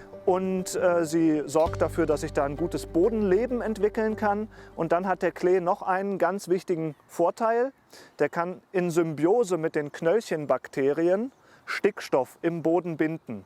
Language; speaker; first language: German; native; German